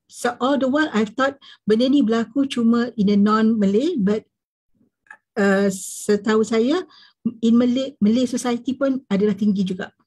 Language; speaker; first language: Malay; native; Malay